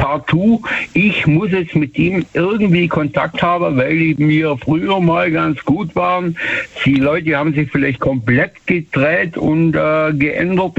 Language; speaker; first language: German; native; German